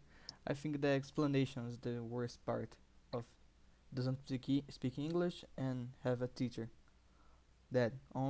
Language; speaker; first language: English; non-native, learner; Portuguese